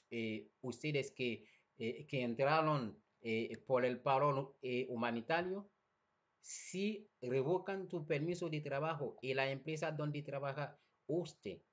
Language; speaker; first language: Spanish; non-native, fluent; Haitian Creole